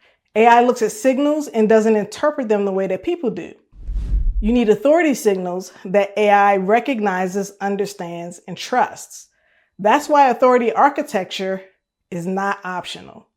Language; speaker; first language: English; native; English